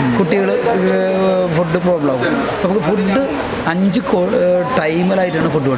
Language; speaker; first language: Malayalam; native; Malayalam